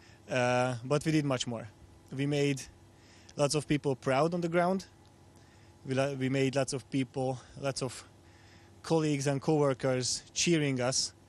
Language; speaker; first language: English; non-native, fluent; Hungarian